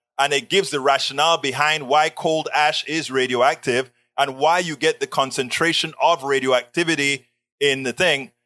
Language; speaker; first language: English; non-native, fluent; Spanish